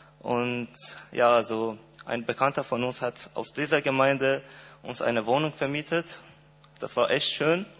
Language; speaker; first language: German; non-native, fluent; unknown